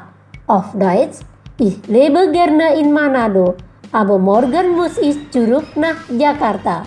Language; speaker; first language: German; non-native, fluent; Indonesian